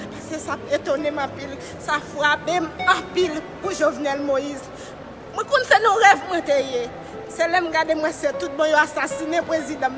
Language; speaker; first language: Haitian Creole; native; Haitian Creole